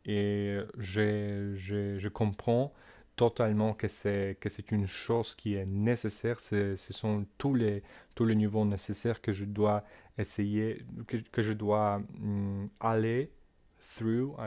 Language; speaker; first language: French; non-native, learner; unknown